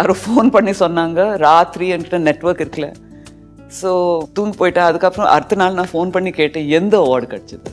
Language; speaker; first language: Tamil; early bilingual, heritage; Tamil